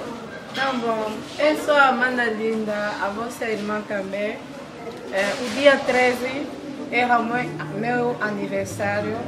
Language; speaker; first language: Portuguese; non-native, fluent; Lingala